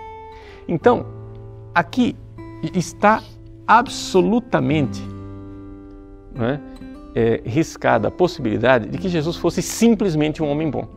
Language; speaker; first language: Portuguese; native; Portuguese